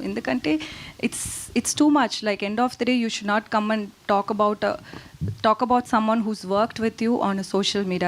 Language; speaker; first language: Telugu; non-native, learner; Tamil